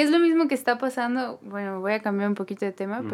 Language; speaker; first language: Spanish; native; Spanish